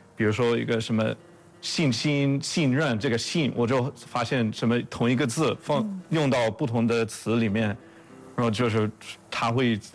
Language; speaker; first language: Chinese; non-native, fluent; English